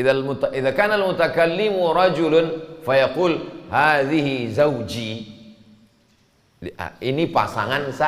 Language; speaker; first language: Arabic; non-native, fluent; Indonesian